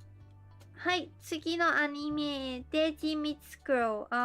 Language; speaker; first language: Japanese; non-native, learner; English